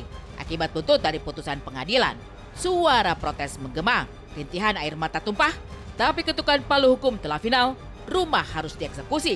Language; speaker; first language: Indonesian; native; Indonesian